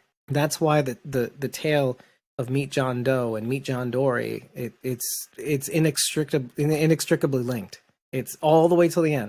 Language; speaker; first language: English; native; English